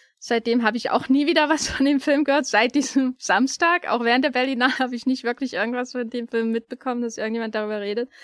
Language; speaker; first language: German; native; German